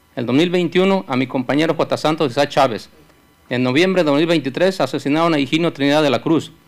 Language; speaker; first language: Spanish; native; Spanish